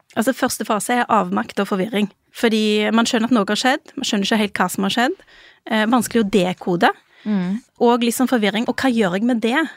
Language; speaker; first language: Norwegian; early bilingual, other home language; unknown